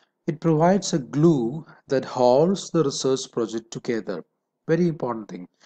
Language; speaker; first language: English; non-native, local second language; Malayalam